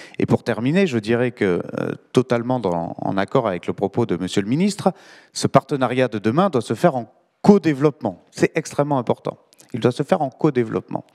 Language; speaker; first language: French; native; French